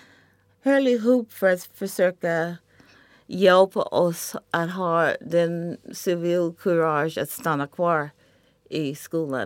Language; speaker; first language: Swedish; non-native, fluent; English